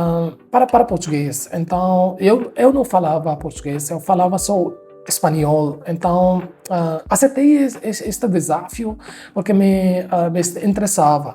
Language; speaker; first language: Portuguese; non-native, fluent; Haryanvi